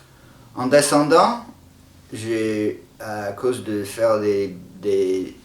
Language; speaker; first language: French; non-native, fluent; English